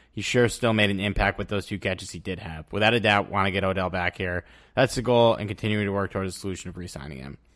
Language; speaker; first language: English; native; English